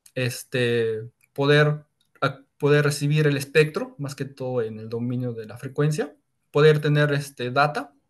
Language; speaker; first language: Spanish; native; Spanish